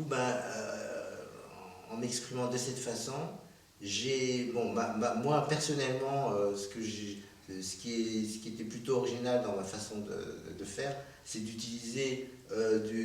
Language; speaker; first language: French; early bilingual, other home language; Korean